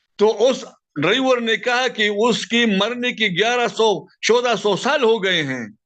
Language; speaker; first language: Urdu; non-native, local second language; Pashto